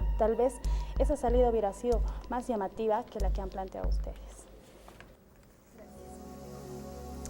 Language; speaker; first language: Spanish; native; Spanish